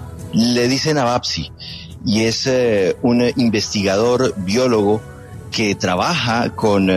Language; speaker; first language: Spanish; native; Spanish